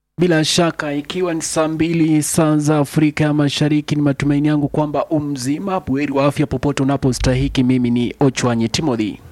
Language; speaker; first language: Swahili; non-native, local second language; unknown